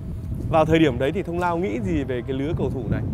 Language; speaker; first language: Vietnamese; native; Vietnamese